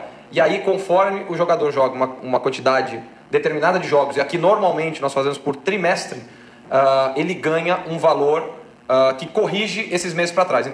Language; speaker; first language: Portuguese; native; Portuguese